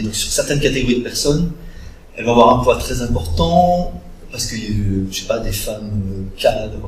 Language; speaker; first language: French; native; French